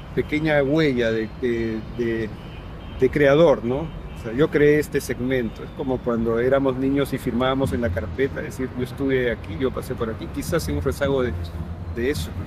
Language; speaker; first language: Spanish; native; Spanish